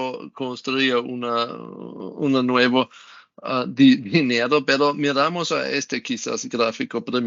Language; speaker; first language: Spanish; non-native, learner; German